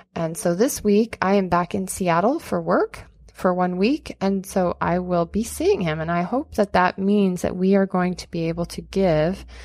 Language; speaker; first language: English; native; English